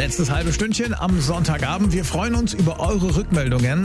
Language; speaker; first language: German; native; German